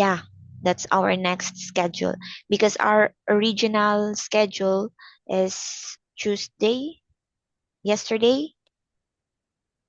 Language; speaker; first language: English; non-native, fluent; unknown